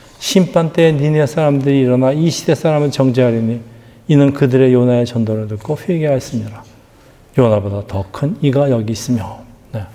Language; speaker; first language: Korean; native; Korean